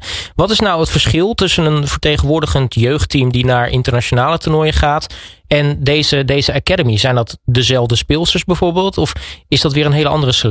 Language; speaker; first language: Dutch; native; Dutch